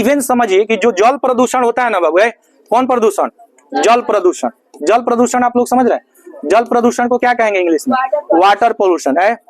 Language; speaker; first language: Hindi; native; Hindi